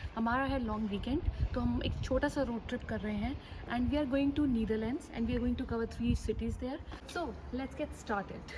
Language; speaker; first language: Hindi; native; Hindi